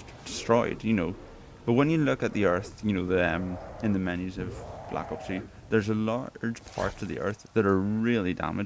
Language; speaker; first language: English; native; English